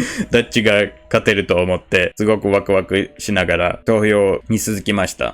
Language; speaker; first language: Japanese; non-native, fluent; Turkish